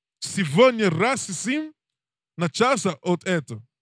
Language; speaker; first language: Russian; non-native, learner; English